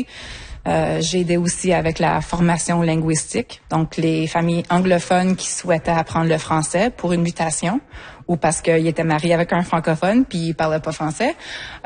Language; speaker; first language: French; native; French